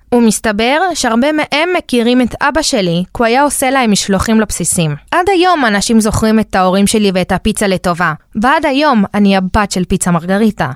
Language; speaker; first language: Hebrew; early bilingual, other home language; Spanish